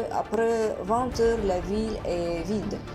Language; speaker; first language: French; non-native, fluent; Russian